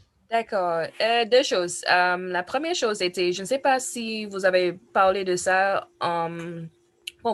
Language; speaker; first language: French; non-native, fluent; English